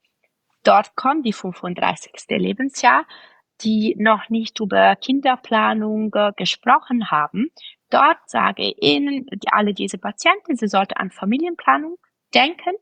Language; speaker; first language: German; non-native, fluent; Italian